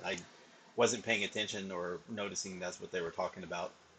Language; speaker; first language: English; native; English